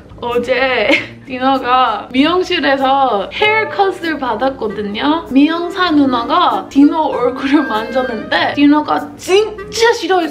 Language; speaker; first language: Korean; non-native, fluent; English